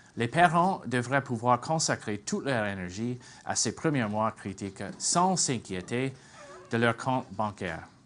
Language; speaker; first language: French; non-native, fluent; English